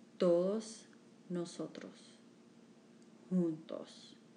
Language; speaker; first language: Spanish; non-native, learner; English